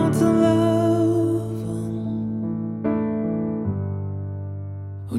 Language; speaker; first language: English; native; English